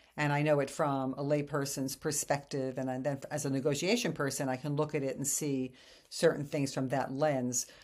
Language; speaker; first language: English; native; English